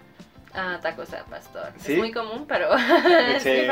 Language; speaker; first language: Spanish; non-native, fluent; Hungarian